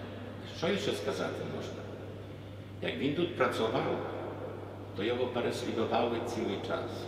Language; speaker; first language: Ukrainian; non-native, fluent; Polish